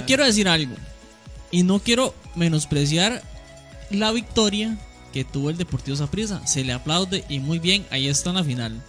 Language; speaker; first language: Spanish; native; Spanish